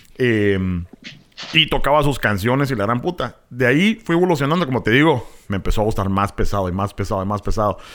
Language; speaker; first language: Spanish; native; Spanish